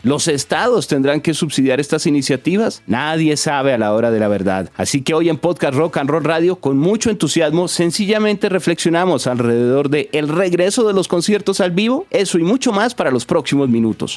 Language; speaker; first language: Spanish; native; Spanish